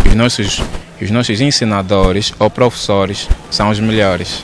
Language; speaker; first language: Portuguese; native; Portuguese